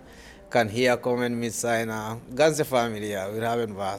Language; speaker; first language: German; non-native, learner; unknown